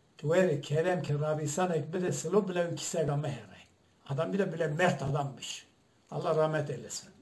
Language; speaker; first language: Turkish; non-native, local second language; Zaza